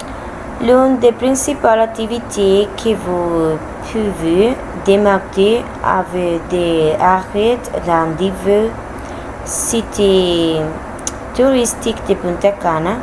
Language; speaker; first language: French; non-native, learner; Spanish